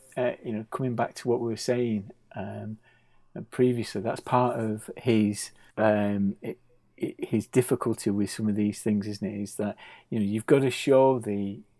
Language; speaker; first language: English; native; English